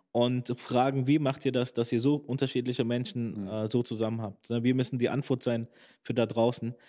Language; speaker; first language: German; native; German